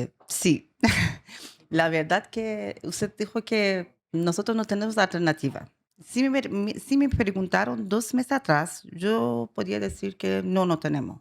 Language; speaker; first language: Spanish; non-native, learner; Persian